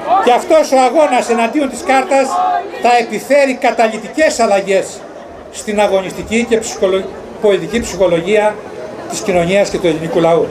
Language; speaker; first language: Greek; native; Greek